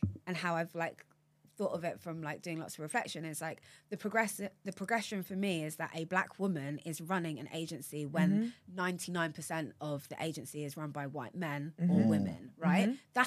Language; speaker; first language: English; native; English